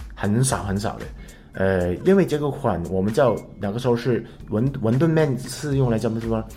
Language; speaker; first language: Chinese; non-native, local second language; Cantonese